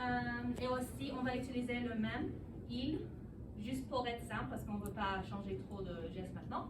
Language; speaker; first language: French; non-native, local second language; English